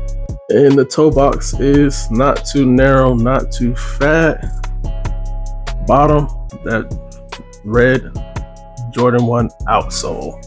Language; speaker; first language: English; native; English